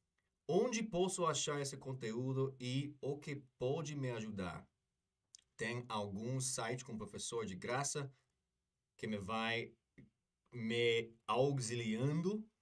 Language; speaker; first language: Portuguese; non-native, fluent; English